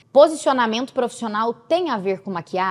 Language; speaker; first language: Portuguese; native; Portuguese